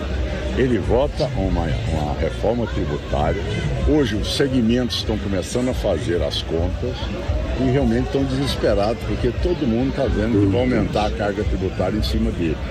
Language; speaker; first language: Portuguese; native; Portuguese